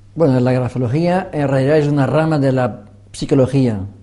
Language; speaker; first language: Spanish; non-native, fluent; French